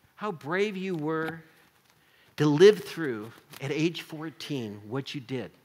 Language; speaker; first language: English; native; English